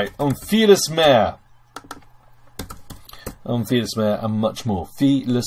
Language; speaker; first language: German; non-native, fluent; English